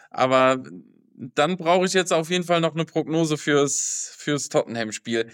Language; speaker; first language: German; native; German